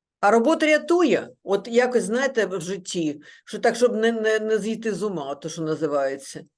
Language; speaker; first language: Ukrainian; non-native, local second language; Russian